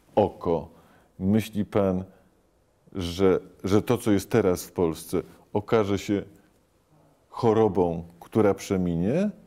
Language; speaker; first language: Polish; native; Polish